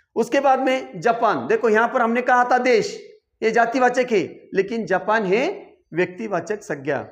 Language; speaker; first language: Hindi; non-native, local second language; Marathi